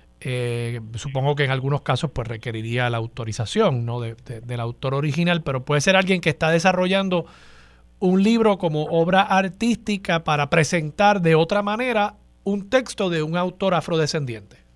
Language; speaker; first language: Spanish; native; Spanish